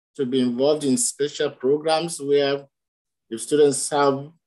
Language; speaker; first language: English; non-native, local second language; Yoruba